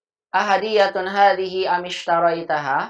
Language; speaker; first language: Arabic; non-native, fluent; Indonesian